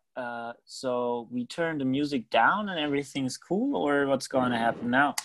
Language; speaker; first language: English; non-native, fluent; German